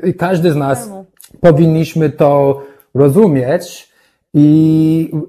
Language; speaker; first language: Polish; non-native, learner; English